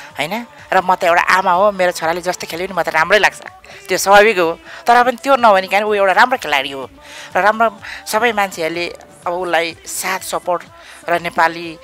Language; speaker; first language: Nepali; native; Nepali